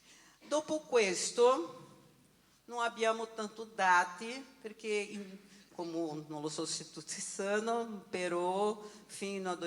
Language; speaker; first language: Italian; non-native, learner; Portuguese